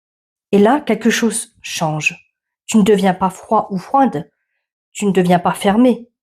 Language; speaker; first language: French; native; French